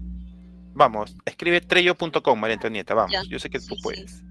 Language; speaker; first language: Spanish; native; Spanish